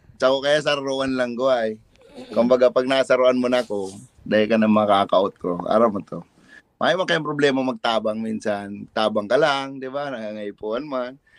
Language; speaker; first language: Filipino; non-native, local second language; Bikol